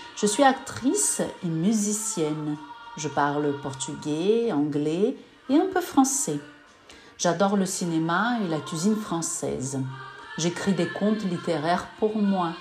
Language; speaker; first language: French; non-native, learner; Portuguese